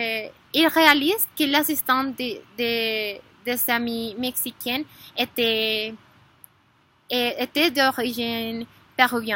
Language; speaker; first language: French; non-native, learner; Spanish